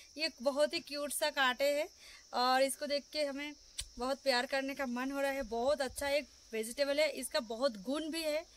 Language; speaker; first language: Hindi; non-native, local second language; Bangla